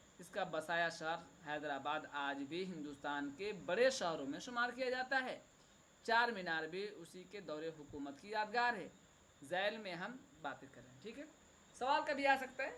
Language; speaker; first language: Urdu; native; Urdu